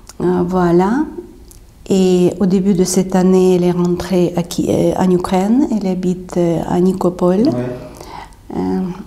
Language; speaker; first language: French; non-native, fluent; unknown